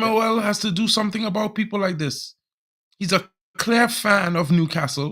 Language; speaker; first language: English; native; English